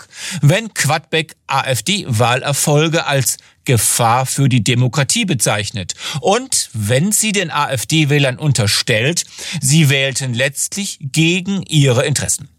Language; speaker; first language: German; native; German